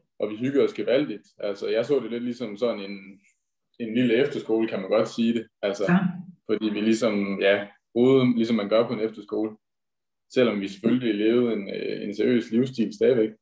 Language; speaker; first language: Danish; native; Danish